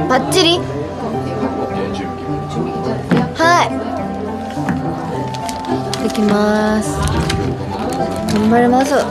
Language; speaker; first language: Japanese; non-native, learner; Korean